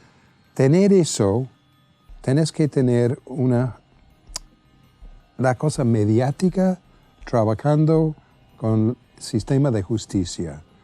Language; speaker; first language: Spanish; non-native, fluent; English